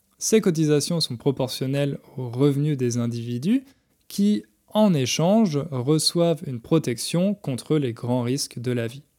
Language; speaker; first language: French; native; French